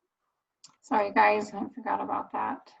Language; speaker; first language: English; native; English